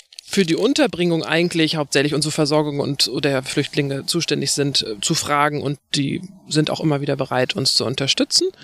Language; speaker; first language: German; native; German